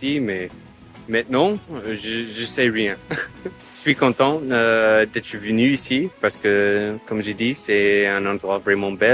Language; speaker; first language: French; non-native, fluent; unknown